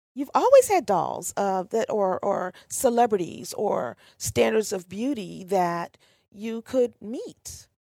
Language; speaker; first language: English; native; English